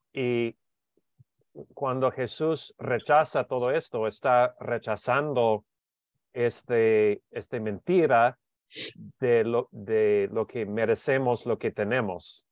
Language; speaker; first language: Spanish; non-native, learner; English